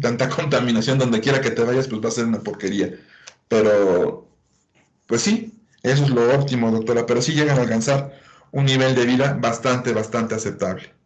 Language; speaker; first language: Spanish; native; Spanish